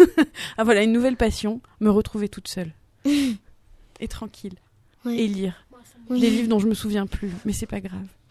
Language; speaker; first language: French; native; French